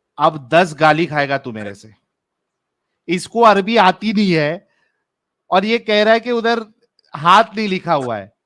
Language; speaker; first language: Urdu; native; Urdu